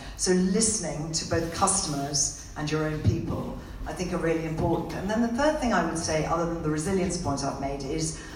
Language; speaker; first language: English; native; English